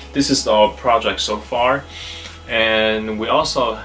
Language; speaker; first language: English; non-native, fluent; Chinese